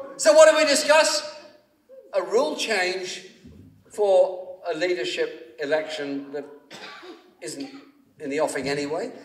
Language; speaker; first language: English; native; English